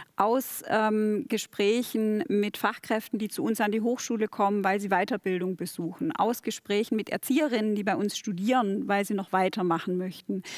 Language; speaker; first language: German; native; German